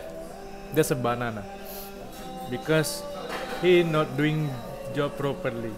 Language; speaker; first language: English; non-native, learner; Indonesian